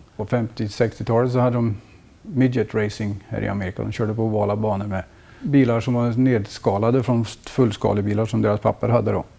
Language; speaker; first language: Swedish; native; Swedish